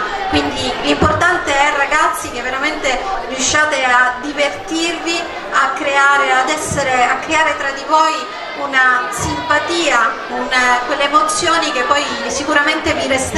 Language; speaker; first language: Italian; native; Italian